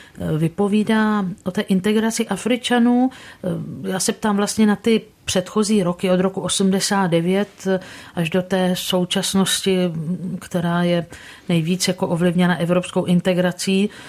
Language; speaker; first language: Czech; native; Czech